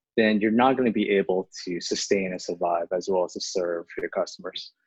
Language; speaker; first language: English; early bilingual, other home language; Chinese